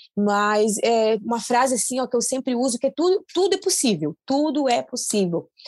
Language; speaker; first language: Portuguese; native; Portuguese